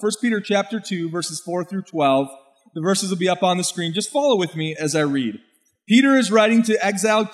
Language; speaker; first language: English; native; English